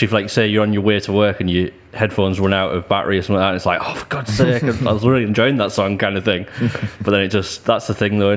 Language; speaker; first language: English; native; English